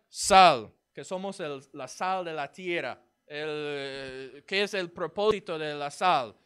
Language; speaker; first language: Spanish; non-native, fluent; English